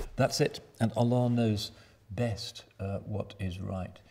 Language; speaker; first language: English; native; English